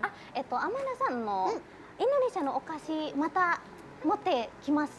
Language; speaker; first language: Japanese; non-native, learner; Indonesian